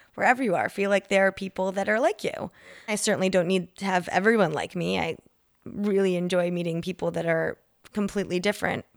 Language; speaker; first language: English; native; English